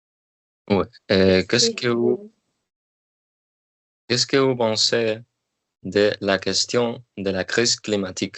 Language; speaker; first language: French; non-native, learner; Spanish